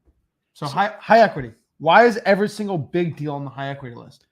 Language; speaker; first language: English; native; English